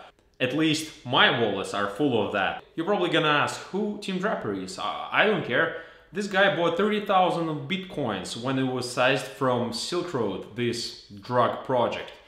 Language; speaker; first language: English; non-native, fluent; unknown